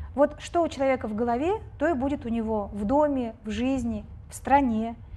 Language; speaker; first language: Russian; native; Russian